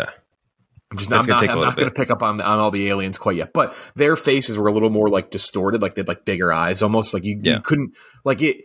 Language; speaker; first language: English; native; English